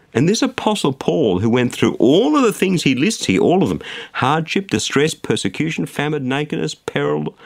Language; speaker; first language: English; native; English